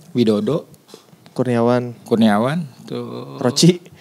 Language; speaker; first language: Indonesian; native; Indonesian